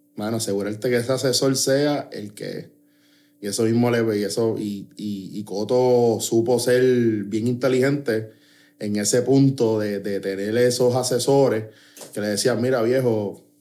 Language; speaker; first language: Spanish; native; Spanish